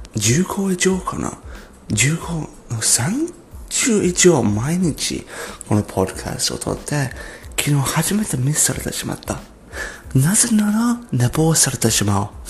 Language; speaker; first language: Japanese; non-native, learner; English